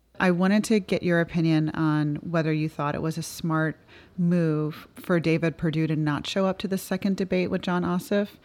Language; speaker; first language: English; native; English